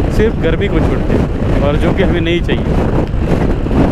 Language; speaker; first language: Hindi; non-native, local second language; Marathi